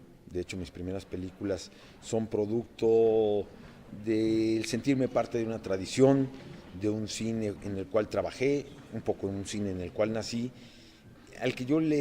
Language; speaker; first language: Spanish; native; Spanish